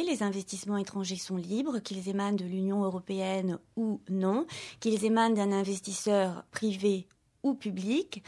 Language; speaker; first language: French; native; French